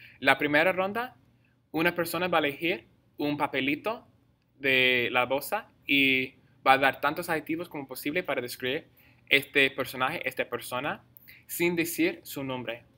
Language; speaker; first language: Spanish; non-native, fluent; English